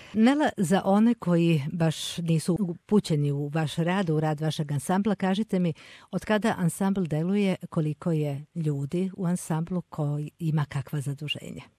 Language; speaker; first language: Serbian; native; Serbian